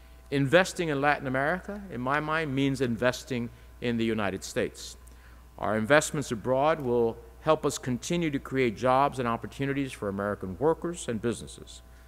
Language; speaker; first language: English; early bilingual, other home language; Spanish